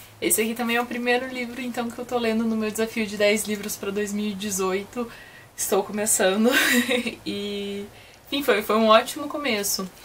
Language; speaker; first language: Portuguese; native; Portuguese